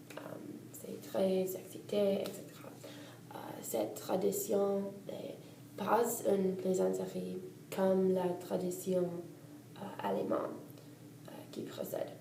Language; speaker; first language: French; non-native, learner; English